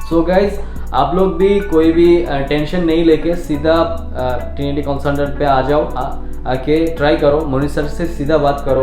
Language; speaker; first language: Hindi; non-native, fluent; Bangla